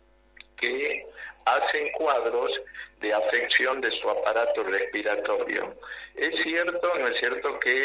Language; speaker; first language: Spanish; native; Spanish